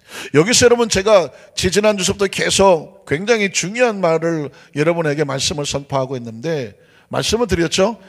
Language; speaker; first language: Korean; native; Korean